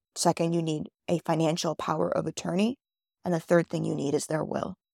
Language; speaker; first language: English; native; English